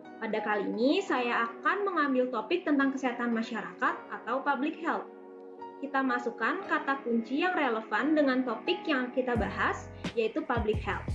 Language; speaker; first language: Indonesian; native; Indonesian